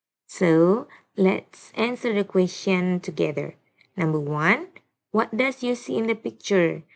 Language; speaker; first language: English; non-native, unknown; Indonesian